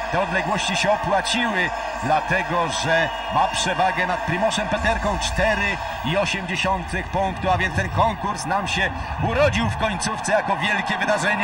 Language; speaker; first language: Polish; native; Polish